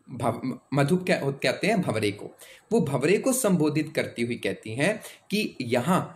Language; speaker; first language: Hindi; native; Hindi